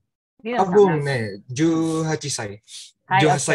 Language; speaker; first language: Japanese; non-native, learner; Indonesian